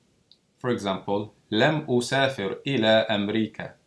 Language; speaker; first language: Arabic; non-native, fluent; English